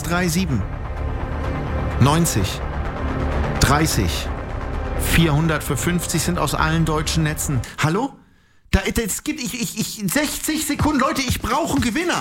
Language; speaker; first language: German; native; German